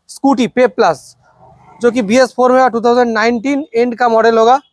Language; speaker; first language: Hindi; non-native, local second language; Bangla